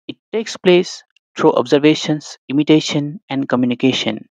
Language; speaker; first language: English; non-native, local second language; Assamese